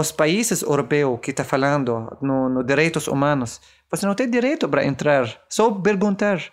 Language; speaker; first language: Portuguese; non-native, learner; Arabic